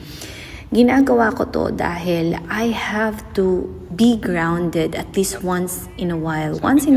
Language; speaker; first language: English; non-native, local second language; Filipino